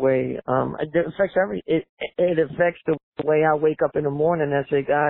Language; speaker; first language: English; native; English